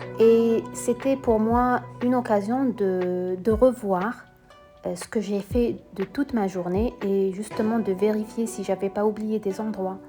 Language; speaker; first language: French; non-native, local second language; Arabic